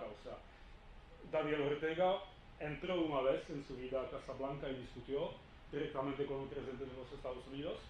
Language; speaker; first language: Spanish; non-native, fluent; Czech